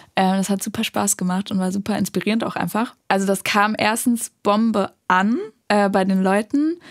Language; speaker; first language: German; native; German